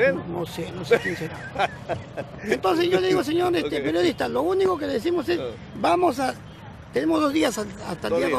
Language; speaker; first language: Spanish; native; Spanish